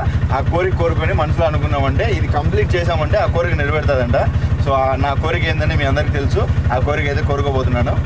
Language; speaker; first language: Telugu; native; Telugu